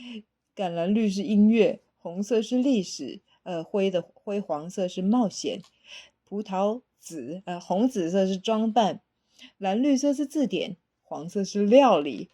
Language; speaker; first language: Chinese; native; Chinese